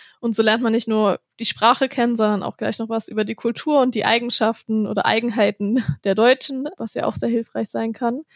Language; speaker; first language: German; native; German